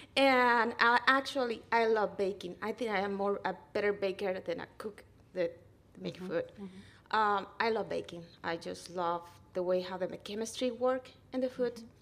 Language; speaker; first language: English; non-native, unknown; Spanish